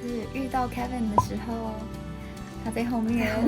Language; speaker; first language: Chinese; early bilingual, heritage; Chinese